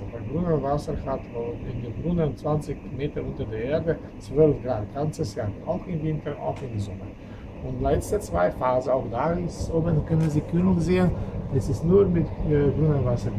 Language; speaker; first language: German; non-native, fluent; Slovenian